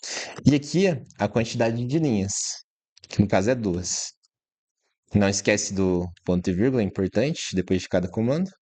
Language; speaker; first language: Portuguese; native; Portuguese